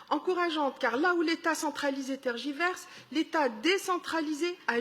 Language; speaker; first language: French; native; French